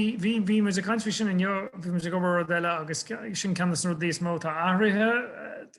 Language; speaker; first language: Irish; non-native, local second language; English